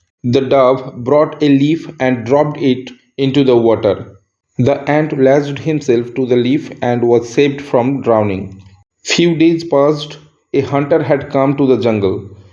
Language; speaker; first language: English; non-native, local second language; Bangla